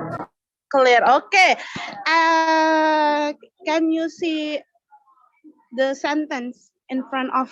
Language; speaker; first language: English; non-native, learner; Indonesian